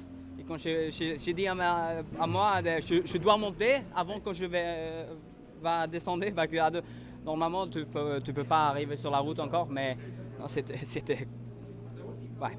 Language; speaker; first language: French; non-native, learner; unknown